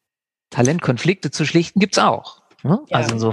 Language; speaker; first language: German; native; German